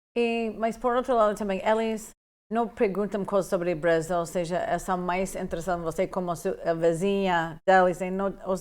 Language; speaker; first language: Portuguese; non-native, fluent; English